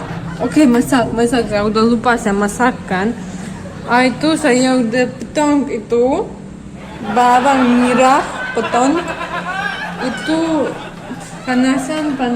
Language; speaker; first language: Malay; non-native, learner; Russian